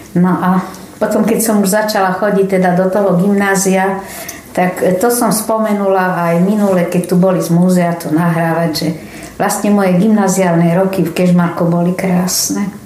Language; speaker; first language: Slovak; native; Slovak